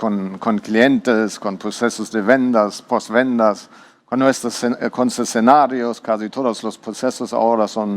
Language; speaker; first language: Spanish; non-native, learner; German